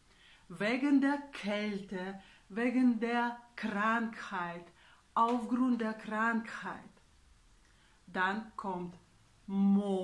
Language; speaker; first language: German; non-native, fluent; Russian